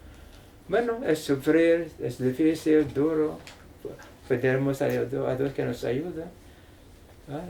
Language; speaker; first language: Spanish; non-native, learner; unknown